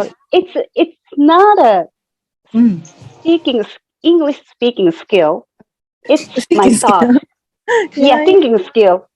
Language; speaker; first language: English; non-native, fluent; Japanese